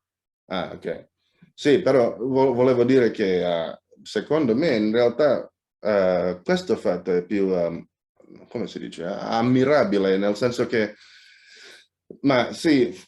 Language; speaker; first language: Italian; non-native, fluent; Indonesian